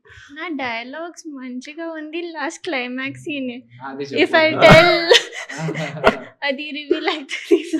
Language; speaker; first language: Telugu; non-native, learner; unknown